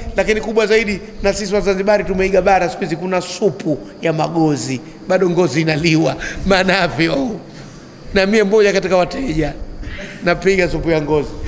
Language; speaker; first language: Swahili; native; Swahili